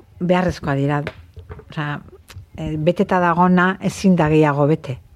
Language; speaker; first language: Basque; native; Basque